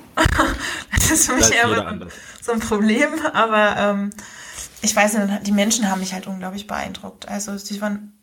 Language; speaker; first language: German; native; German